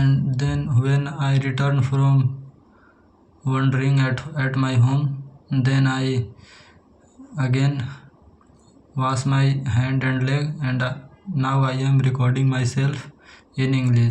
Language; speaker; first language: English; non-native, learner; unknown